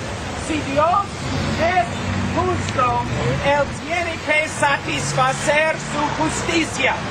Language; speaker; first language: Spanish; non-native, fluent; English